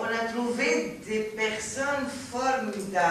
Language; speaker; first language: French; non-native, fluent; Arabic